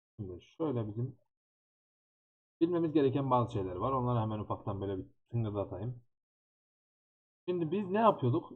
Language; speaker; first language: Turkish; native; Turkish